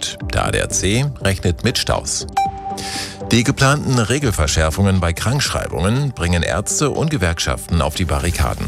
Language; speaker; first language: German; native; German